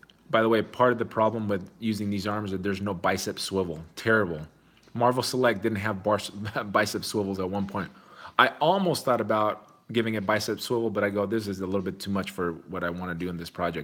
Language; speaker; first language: English; early bilingual, other home language; Spanish